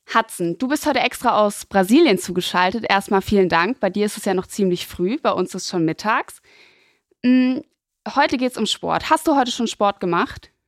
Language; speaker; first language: German; native; German